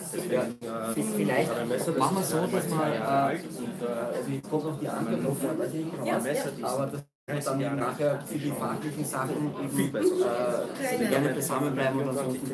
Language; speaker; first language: German; native; German